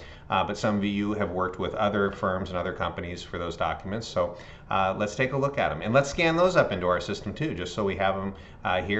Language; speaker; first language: English; native; English